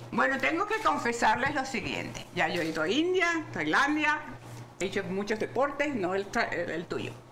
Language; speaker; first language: Spanish; native; Spanish